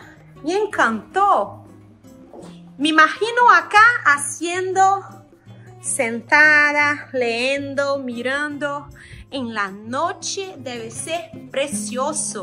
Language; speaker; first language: Spanish; non-native, learner; Portuguese